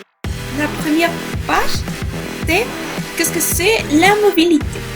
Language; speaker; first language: French; non-native, learner; Spanish